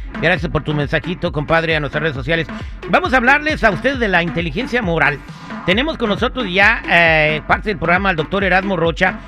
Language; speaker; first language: Spanish; native; Spanish